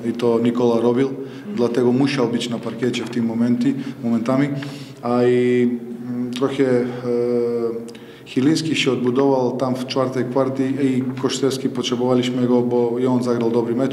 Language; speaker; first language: Polish; non-native, fluent; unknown